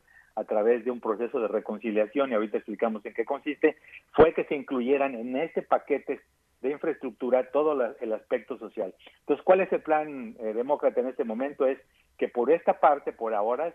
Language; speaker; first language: Spanish; native; Spanish